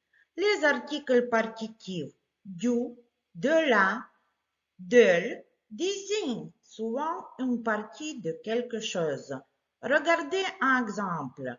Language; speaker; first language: French; non-native, fluent; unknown